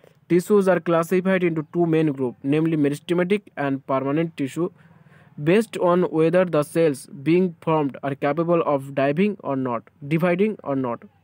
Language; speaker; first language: English; non-native, local second language; Bangla